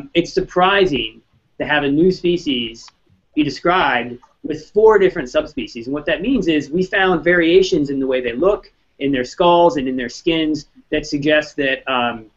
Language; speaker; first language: English; native; English